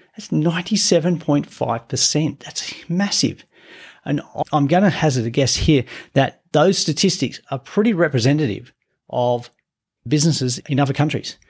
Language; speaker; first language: English; native; English